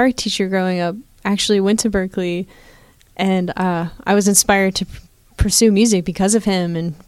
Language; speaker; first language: English; native; English